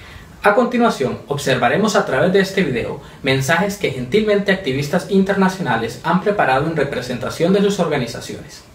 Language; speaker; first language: Spanish; native; Spanish